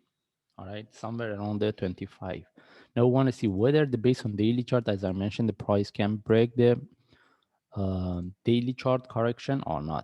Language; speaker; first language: English; non-native, fluent; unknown